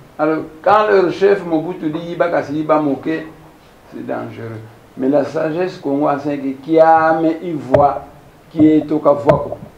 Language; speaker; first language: French; non-native, local second language; Kongo